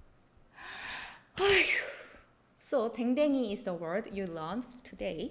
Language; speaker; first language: English; non-native, fluent; Korean